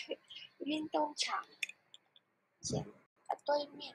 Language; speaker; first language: Chinese; non-native, learner; Vietnamese